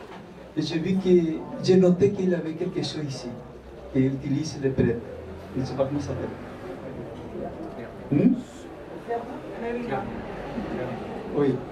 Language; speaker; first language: French; non-native, fluent; Spanish